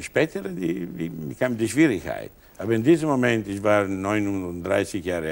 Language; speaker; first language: German; non-native, learner; Italian